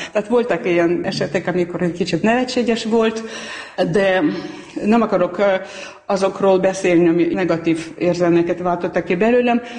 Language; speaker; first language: Hungarian; non-native, fluent; Armenian